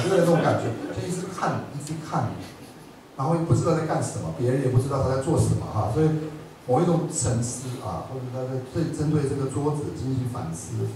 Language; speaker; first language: Chinese; non-native, fluent; German